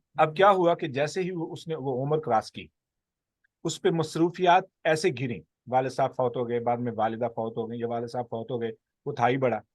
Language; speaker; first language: Urdu; non-native, local second language; Punjabi